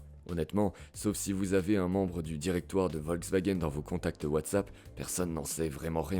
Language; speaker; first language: French; native; French